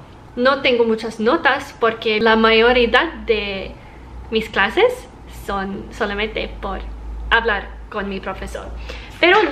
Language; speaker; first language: Spanish; non-native, learner; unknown